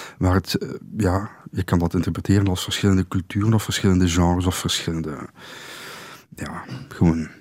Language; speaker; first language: Dutch; native; Dutch